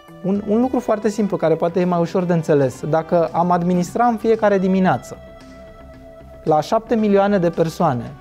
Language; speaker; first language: Romanian; native; Romanian